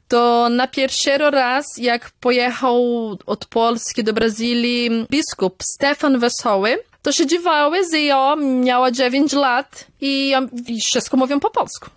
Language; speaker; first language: Polish; early bilingual, heritage; Polish